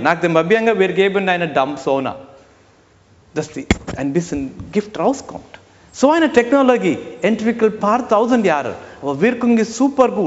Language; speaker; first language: German; non-native, learner; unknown